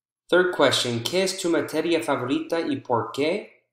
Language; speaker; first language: Spanish; non-native, fluent; English